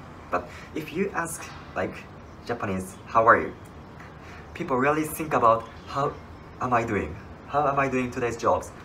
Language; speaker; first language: English; non-native, fluent; Japanese